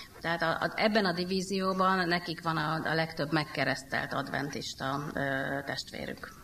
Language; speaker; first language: Hungarian; native; Hungarian